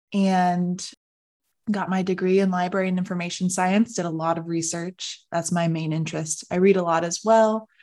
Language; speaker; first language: English; native; English